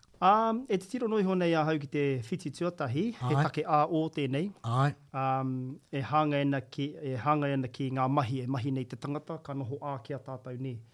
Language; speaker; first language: Māori; native; Māori